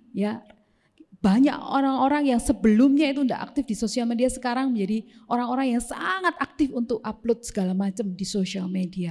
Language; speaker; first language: Indonesian; native; Indonesian